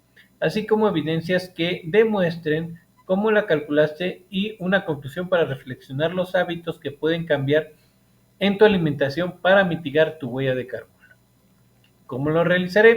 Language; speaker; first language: Spanish; native; Spanish